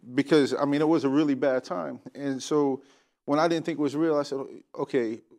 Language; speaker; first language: English; native; English